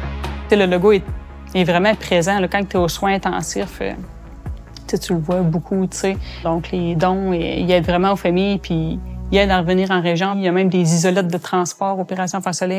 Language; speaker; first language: French; native; French